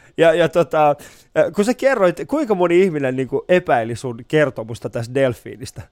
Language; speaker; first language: Finnish; early bilingual, other home language; Persian